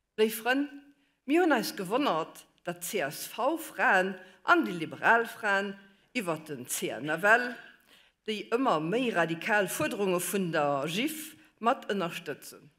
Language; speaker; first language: Luxembourgish; native; Luxembourgish